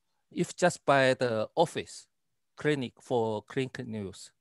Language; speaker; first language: English; non-native, learner; Chinese